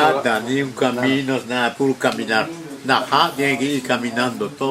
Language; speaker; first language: Spanish; non-native, local second language; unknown